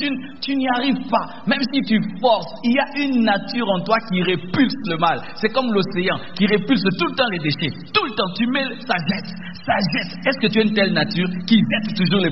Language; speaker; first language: French; non-native, local second language; Lingala